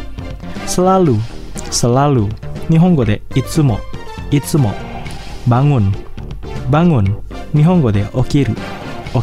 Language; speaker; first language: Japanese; non-native, fluent; Indonesian